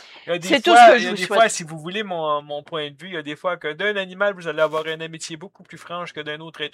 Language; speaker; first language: French; native; French